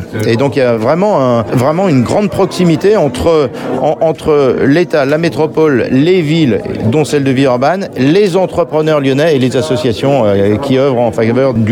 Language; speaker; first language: French; native; French